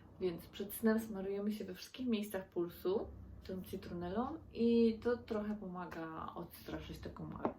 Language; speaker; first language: Polish; native; Polish